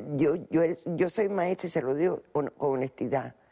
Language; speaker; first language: Spanish; native; Spanish